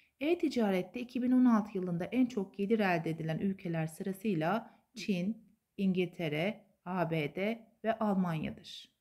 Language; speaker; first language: Turkish; native; Turkish